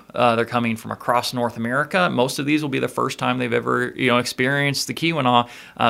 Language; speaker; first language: English; native; English